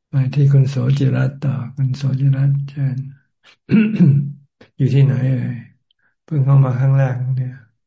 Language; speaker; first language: Thai; native; Thai